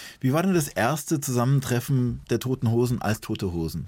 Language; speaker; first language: German; native; German